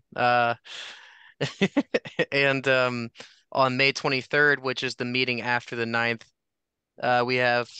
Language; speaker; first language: English; native; English